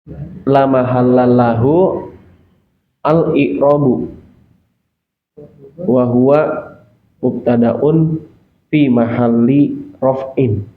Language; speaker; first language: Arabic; non-native, learner; Indonesian